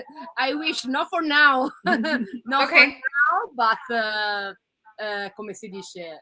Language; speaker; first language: English; non-native, learner; Italian